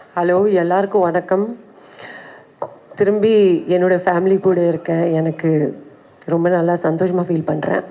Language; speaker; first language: Tamil; non-native, fluent; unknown